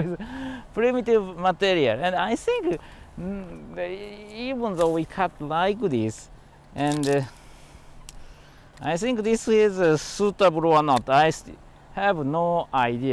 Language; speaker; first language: English; non-native, learner; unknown